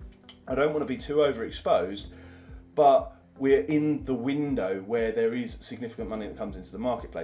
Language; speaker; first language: English; native; English